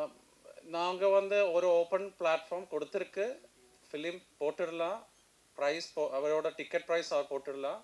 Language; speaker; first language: Tamil; non-native, fluent; Malayalam